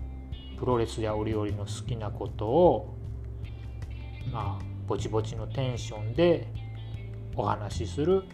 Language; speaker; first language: Japanese; native; Japanese